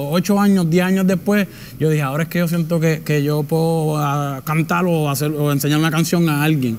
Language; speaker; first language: Spanish; native; Spanish